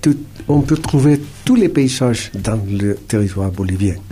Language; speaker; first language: French; non-native, fluent; Spanish